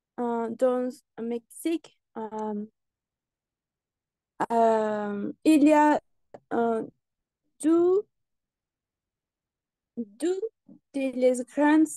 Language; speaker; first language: French; non-native, learner; Spanish